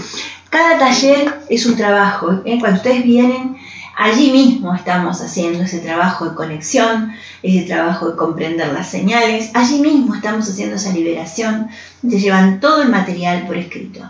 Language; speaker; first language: Spanish; native; Spanish